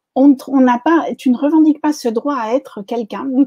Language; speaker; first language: French; native; French